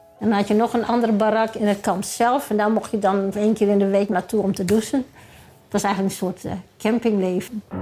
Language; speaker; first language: Dutch; native; Dutch